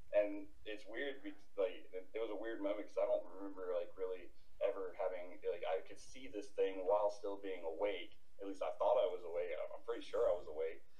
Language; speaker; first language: English; native; English